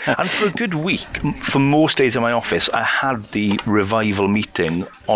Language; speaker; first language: English; native; English